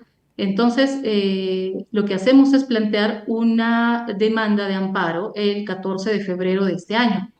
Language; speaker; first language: Spanish; native; Spanish